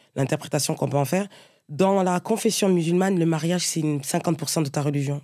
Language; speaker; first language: French; native; French